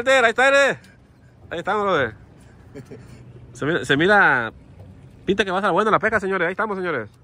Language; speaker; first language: Spanish; native; Spanish